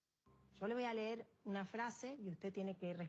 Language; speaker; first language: Spanish; native; Spanish